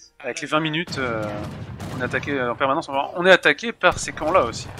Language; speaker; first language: French; native; French